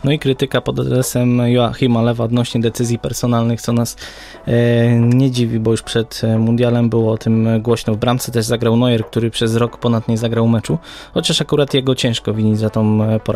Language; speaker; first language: Polish; native; Polish